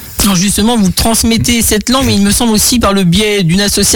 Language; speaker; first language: French; native; French